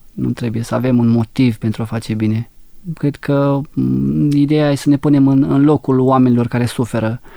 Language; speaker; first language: Romanian; native; Romanian